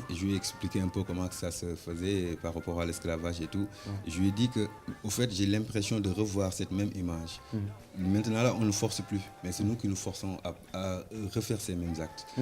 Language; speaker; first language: French; non-native, local second language; Wolof